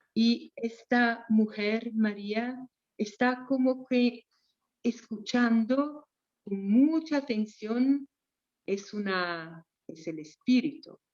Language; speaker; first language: Spanish; non-native, fluent; Portuguese